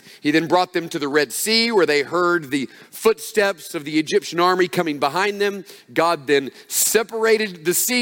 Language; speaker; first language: English; native; English